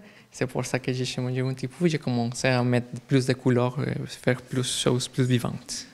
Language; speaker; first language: French; non-native, learner; Spanish